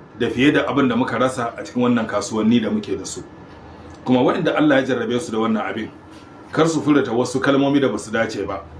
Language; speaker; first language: Hausa; native; Hausa